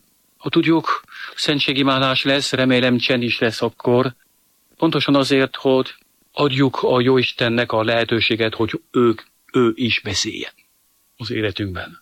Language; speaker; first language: Hungarian; non-native, fluent; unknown